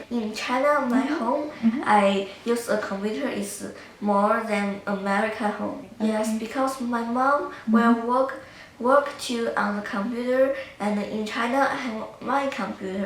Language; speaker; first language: English; non-native, learner; Chinese